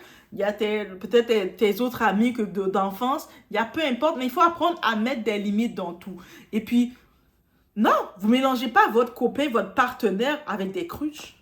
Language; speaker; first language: French; native; French